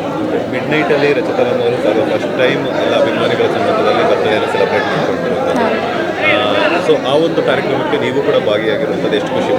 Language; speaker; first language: Kannada; native; Kannada